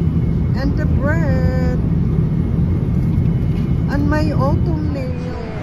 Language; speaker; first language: English; non-native, local second language; Filipino